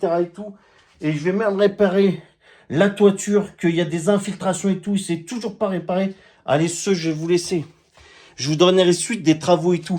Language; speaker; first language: French; native; French